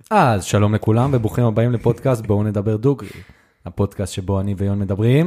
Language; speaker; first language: Hebrew; native; Hebrew